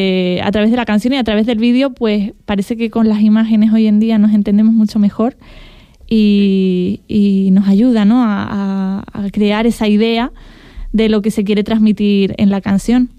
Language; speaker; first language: Spanish; native; Spanish